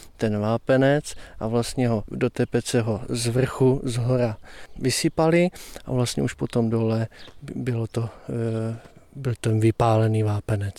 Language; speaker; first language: Czech; native; Czech